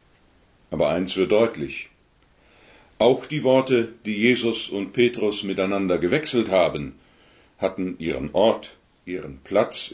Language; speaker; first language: German; native; German